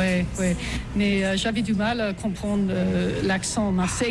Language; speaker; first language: French; non-native, fluent; English